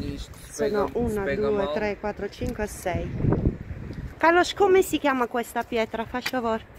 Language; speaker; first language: Italian; non-native, fluent; Portuguese